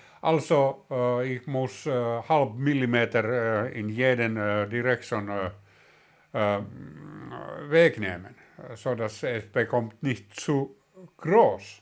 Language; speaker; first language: German; non-native, learner; Finnish